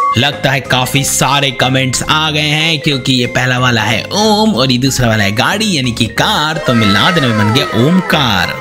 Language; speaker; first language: Hindi; native; Hindi